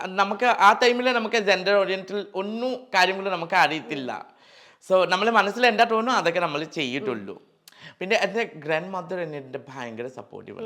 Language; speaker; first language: Malayalam; non-native, fluent; Assamese